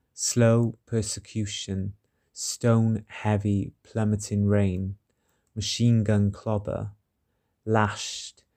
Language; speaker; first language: English; native; English